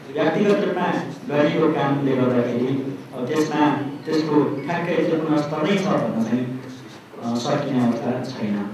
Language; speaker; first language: Nepali; non-native, local second language; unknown